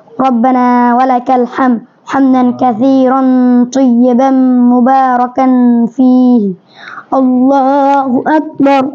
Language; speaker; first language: Arabic; non-native, learner; Bangla